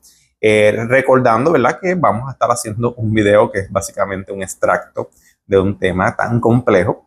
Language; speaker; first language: Spanish; native; Spanish